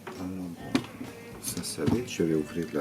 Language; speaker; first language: French; non-native, learner; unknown